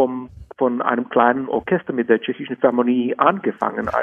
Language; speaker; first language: German; non-native, fluent; Czech